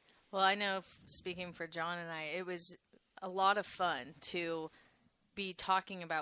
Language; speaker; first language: English; native; English